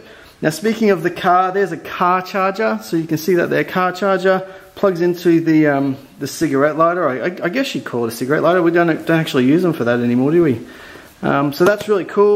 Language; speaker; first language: English; native; English